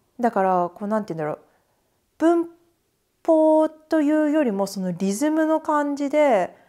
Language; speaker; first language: Japanese; native; Japanese